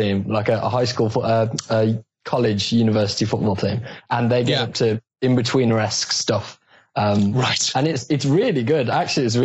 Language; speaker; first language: English; native; English